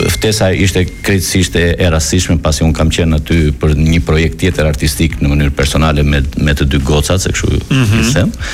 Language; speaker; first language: Albanian; native; Albanian